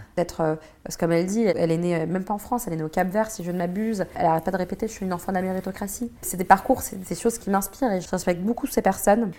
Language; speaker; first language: French; native; French